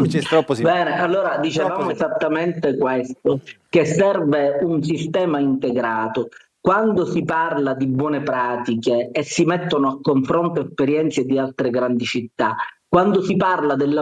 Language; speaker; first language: Italian; native; Italian